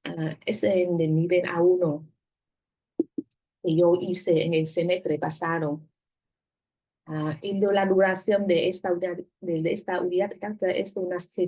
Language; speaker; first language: Spanish; non-native, fluent; Vietnamese